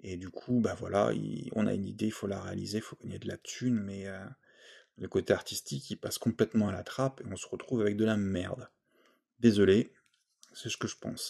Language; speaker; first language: French; native; French